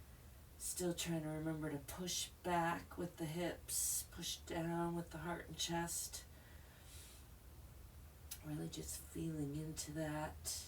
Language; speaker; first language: English; native; English